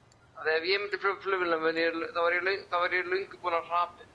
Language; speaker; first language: Icelandic; early bilingual, heritage; Icelandic